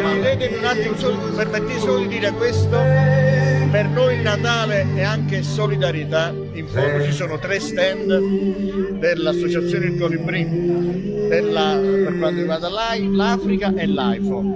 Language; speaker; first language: Italian; native; Italian